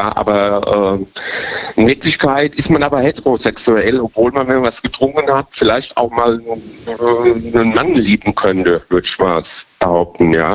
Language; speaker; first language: German; native; German